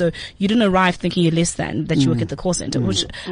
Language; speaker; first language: English; non-native, local second language; Zulu